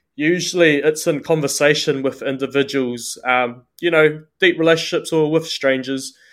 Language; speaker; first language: English; native; English